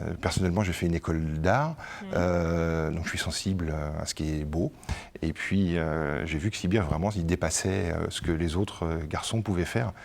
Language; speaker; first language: French; native; French